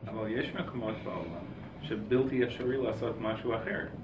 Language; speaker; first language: Hebrew; non-native, fluent; English